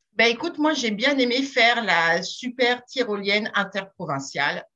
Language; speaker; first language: French; native; French